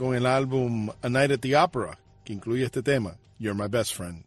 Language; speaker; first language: Spanish; native; Spanish